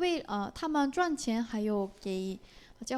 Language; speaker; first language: Chinese; non-native, learner; Korean